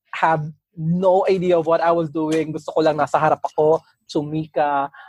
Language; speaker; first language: English; non-native, local second language; Cebuano